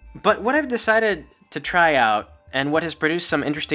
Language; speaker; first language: English; native; English